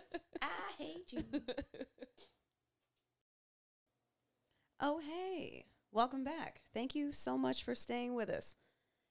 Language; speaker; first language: English; native; English